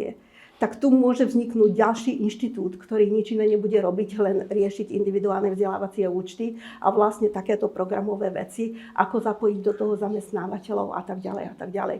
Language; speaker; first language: Slovak; native; Slovak